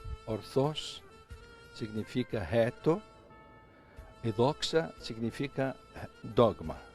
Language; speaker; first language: Portuguese; non-native, fluent; Arabic